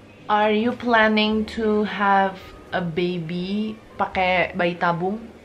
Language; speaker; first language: English; non-native, fluent; Indonesian